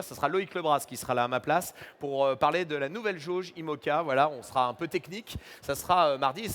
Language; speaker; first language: French; native; French